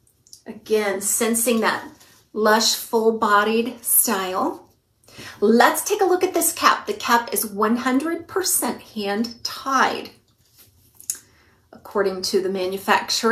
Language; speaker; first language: English; native; English